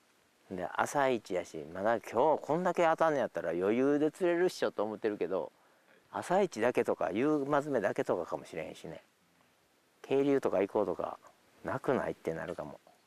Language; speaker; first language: Japanese; native; Japanese